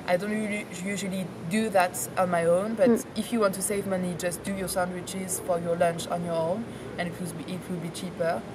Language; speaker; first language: English; non-native, fluent; French